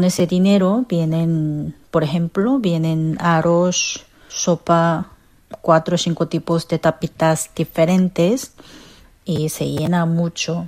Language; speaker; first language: Spanish; non-native, fluent; Korean